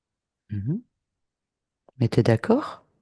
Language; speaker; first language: French; native; French